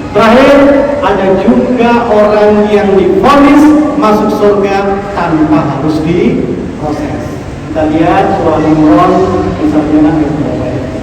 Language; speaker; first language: Indonesian; non-native, local second language; Javanese